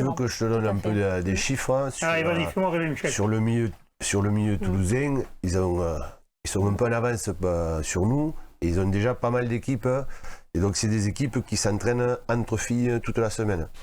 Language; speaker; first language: French; native; French